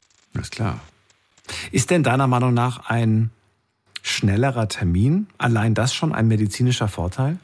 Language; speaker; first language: German; native; German